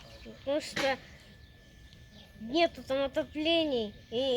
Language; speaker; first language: Russian; early bilingual, heritage; Russian